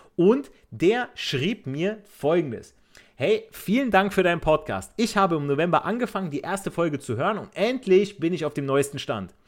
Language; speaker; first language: German; native; German